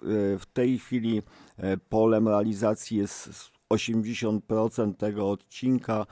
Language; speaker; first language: Polish; native; Polish